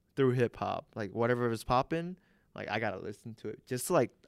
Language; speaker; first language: English; early bilingual, other home language; Vietnamese